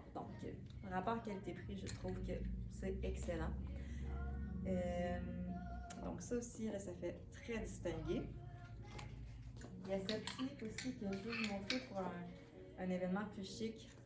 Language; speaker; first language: French; native; French